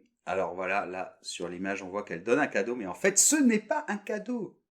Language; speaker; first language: French; native; French